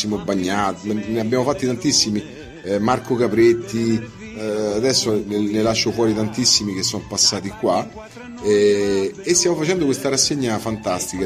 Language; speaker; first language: Italian; native; Italian